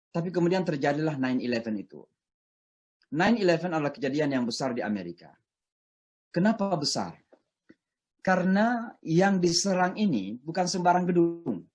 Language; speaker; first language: Indonesian; non-native, local second language; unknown